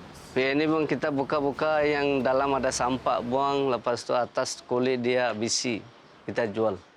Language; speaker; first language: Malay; non-native, learner; Rohingya